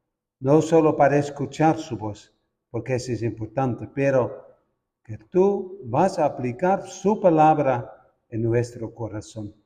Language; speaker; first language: Spanish; non-native, fluent; Dutch